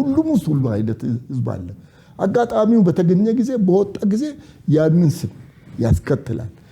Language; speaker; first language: Amharic; non-native, local second language; Sidamo